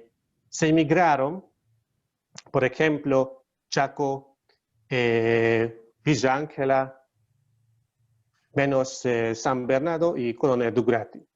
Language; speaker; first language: Spanish; non-native, learner; Hungarian